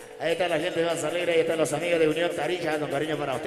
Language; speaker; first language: Spanish; native; Spanish